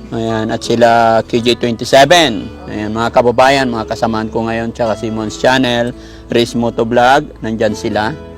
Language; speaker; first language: Filipino; native; Filipino